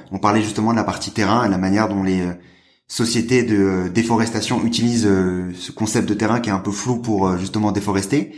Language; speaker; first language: French; native; French